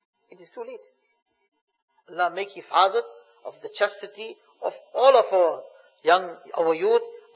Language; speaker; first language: English; native; English